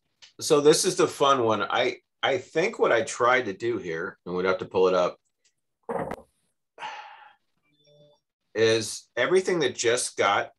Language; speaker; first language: English; native; English